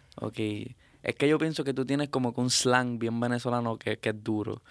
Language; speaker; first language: Spanish; native; Spanish